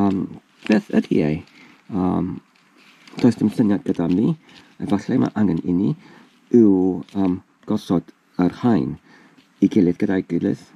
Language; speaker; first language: Welsh; non-native, learner; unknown